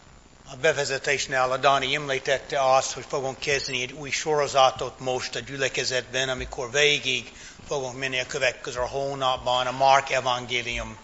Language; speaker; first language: Hungarian; non-native, fluent; English